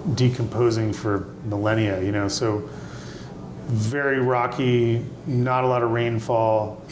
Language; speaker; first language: English; native; English